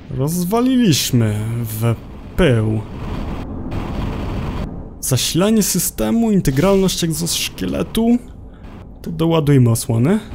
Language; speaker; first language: Polish; native; Polish